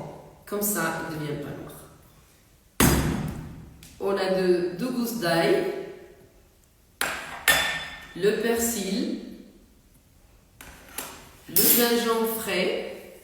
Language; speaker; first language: French; non-native, local second language; Arabic